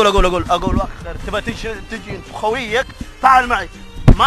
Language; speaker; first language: Arabic; native; Arabic